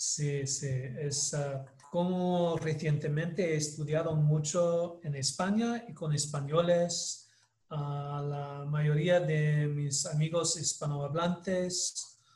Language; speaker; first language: Spanish; non-native, learner; English